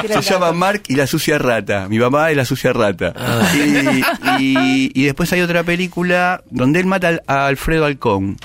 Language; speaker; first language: Spanish; native; Spanish